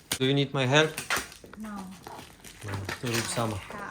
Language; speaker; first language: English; non-native, learner; Polish